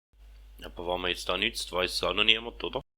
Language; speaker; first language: German; native; German